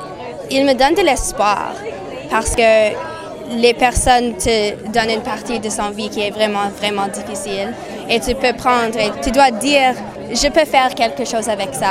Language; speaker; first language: French; non-native, learner; English